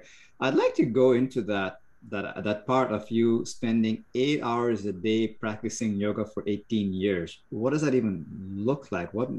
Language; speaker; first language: English; non-native, local second language; Bangla